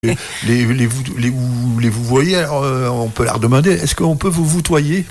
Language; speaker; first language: French; native; French